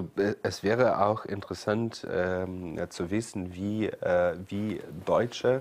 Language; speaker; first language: German; non-native, fluent; Ukrainian